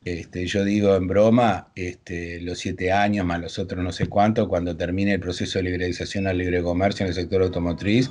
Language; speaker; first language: Spanish; native; Spanish